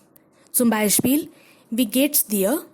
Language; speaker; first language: German; non-native, fluent; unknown